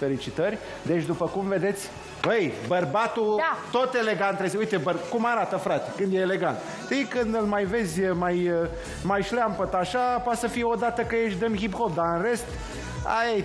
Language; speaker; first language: Romanian; native; Romanian